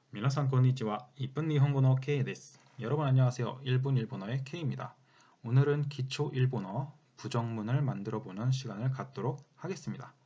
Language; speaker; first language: Korean; native; Korean